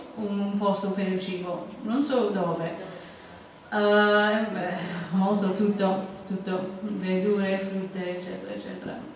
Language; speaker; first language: Italian; non-native, learner; English